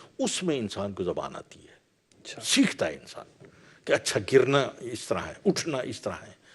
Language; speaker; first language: Urdu; non-native, local second language; Punjabi